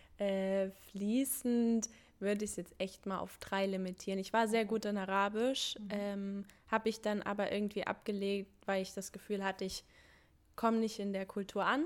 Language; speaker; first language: German; early bilingual, other home language; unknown